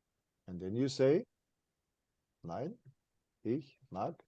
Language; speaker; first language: German; non-native, fluent; English